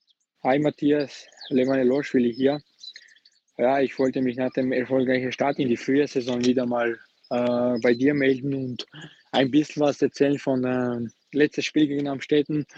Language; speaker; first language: German; non-native, fluent; Georgian